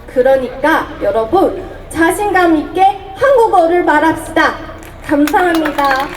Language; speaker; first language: Korean; non-native, fluent; Chinese